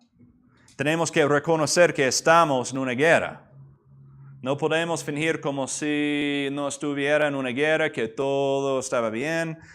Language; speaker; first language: Spanish; non-native, fluent; English